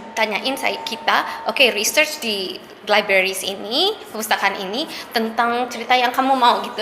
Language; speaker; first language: Indonesian; early bilingual, heritage; Indonesian